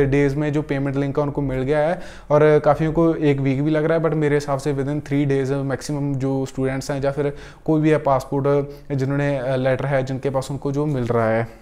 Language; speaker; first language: Hindi; non-native, local second language; Punjabi